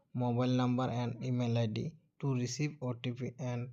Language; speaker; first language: English; non-native, local second language; Assamese